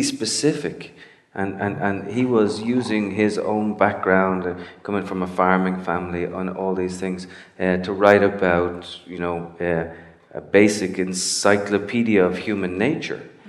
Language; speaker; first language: English; native; English